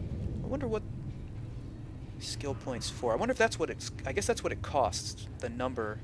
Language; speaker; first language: English; native; English